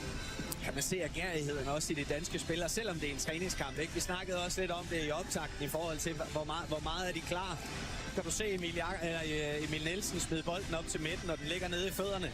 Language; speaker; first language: Danish; native; Danish